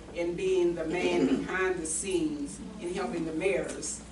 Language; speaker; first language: English; native; English